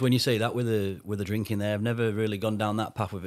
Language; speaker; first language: English; native; English